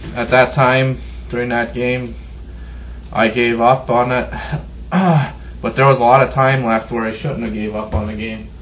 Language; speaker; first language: English; native; English